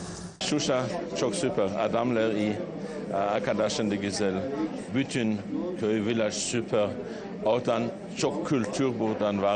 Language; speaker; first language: Turkish; non-native, learner; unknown